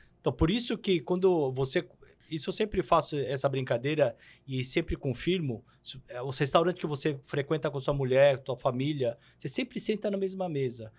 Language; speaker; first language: Portuguese; early bilingual, other home language; Korean